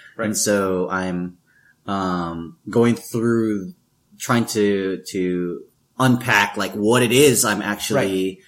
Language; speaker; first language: English; early bilingual, other home language; Filipino